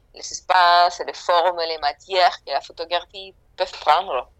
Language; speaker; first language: French; non-native, fluent; Spanish